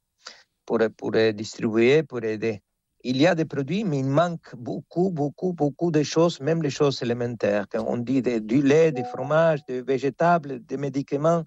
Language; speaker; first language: French; non-native, fluent; Spanish